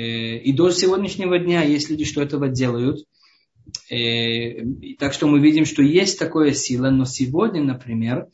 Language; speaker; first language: Russian; early bilingual, heritage; Hebrew